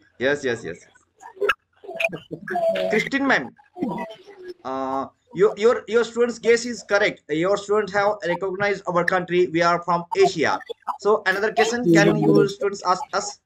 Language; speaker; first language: English; non-native, learner; Marathi